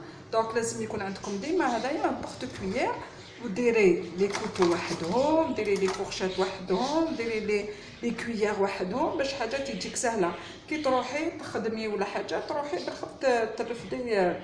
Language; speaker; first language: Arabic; native; Arabic